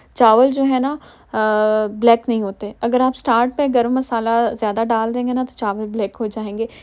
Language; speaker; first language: Urdu; native; Urdu